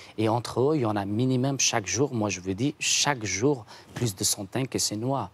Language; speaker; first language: French; non-native, fluent; Persian